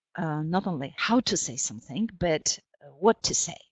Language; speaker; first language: English; non-native, fluent; Polish